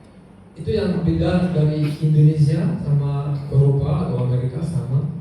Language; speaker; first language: Indonesian; non-native, learner; French